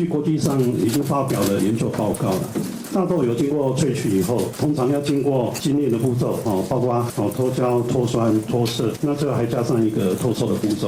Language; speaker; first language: Chinese; native; Chinese